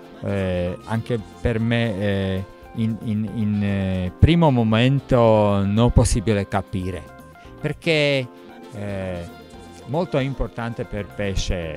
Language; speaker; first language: Italian; non-native, learner; Slovak